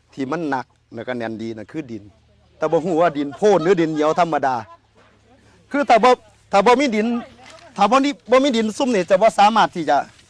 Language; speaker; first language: Thai; native; Thai